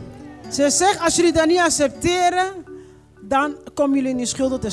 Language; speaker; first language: Dutch; non-native, fluent; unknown